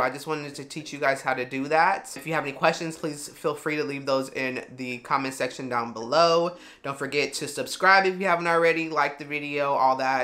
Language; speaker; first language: English; native; English